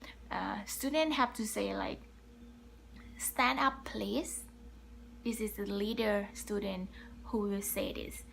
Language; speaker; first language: English; non-native, learner; Thai